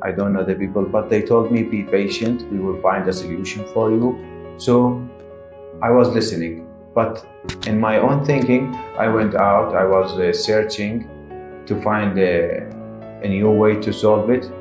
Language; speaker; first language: English; non-native, fluent; Arabic